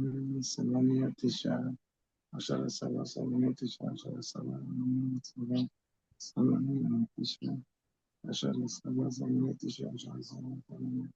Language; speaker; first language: Arabic; non-native, learner; Bangla